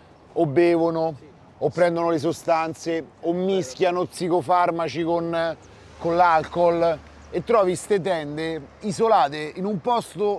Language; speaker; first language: Italian; native; Italian